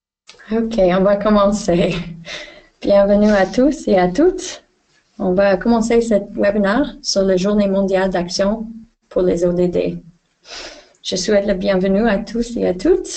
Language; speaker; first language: French; non-native, fluent; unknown